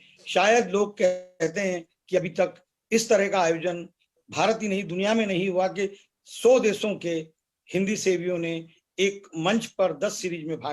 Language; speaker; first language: Hindi; native; Hindi